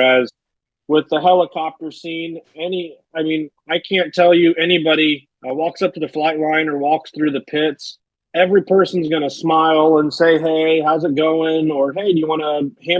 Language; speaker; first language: English; native; English